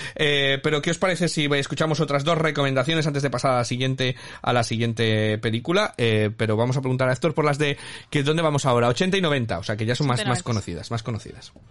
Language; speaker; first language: Spanish; native; Spanish